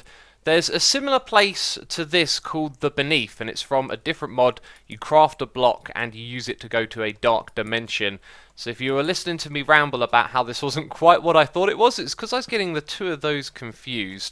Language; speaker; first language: English; native; English